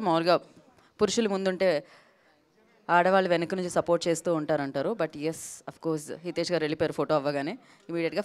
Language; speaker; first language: Telugu; native; Telugu